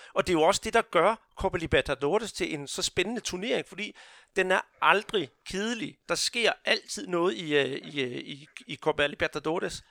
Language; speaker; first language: Danish; non-native, fluent; Portuguese